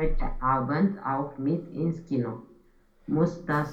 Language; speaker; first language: German; non-native, learner; Romanian